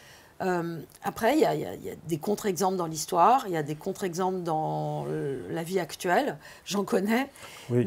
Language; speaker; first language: French; native; French